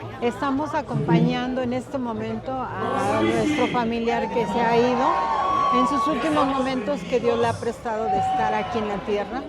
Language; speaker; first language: Spanish; native; Spanish